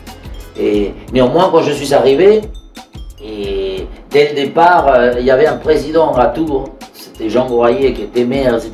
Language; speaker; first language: French; non-native, fluent; Spanish